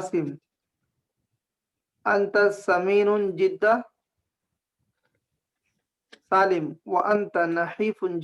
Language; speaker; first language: Arabic; non-native, learner; Urdu